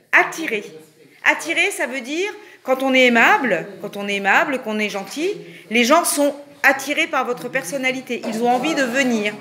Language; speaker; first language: French; native; French